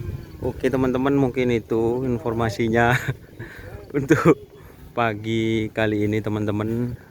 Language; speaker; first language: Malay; non-native, local second language; Madurese